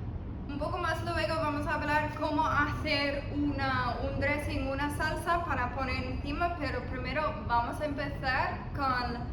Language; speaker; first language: Spanish; early bilingual, heritage; Spanish